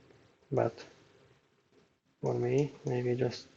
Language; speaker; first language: English; non-native, fluent; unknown